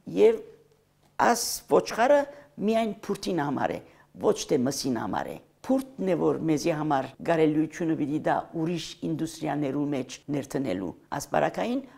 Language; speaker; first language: Armenian; early bilingual, heritage; Armenian